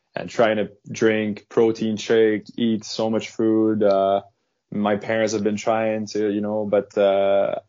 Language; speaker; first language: English; non-native, fluent; French